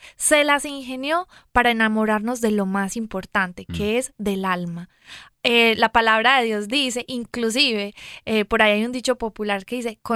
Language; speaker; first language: Spanish; native; Spanish